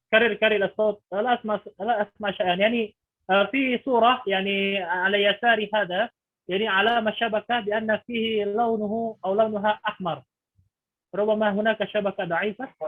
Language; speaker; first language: Arabic; non-native, fluent; Indonesian